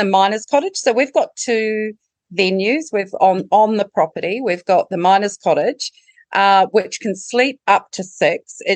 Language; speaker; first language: English; native; English